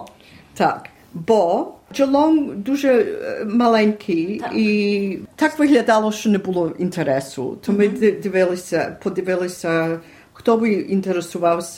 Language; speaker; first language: Ukrainian; early bilingual, heritage; Ukrainian